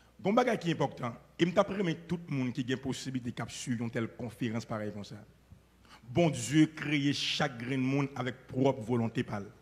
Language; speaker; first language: French; non-native, local second language; Haitian Creole